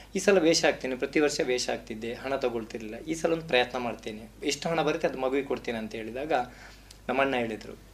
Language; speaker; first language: Kannada; non-native, local second language; Tulu